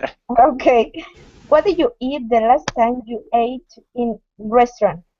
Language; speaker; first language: English; non-native, learner; Spanish